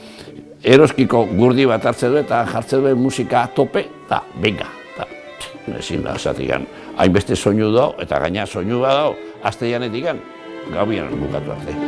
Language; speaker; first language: Basque; native; Basque